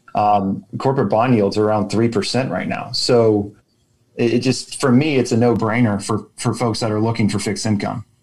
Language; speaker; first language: English; native; English